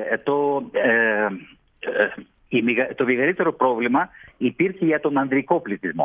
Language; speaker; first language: Greek; early bilingual, heritage; Greek